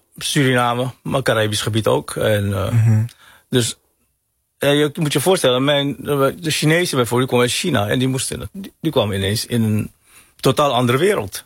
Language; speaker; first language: Dutch; early bilingual, other home language; Hakka Chinese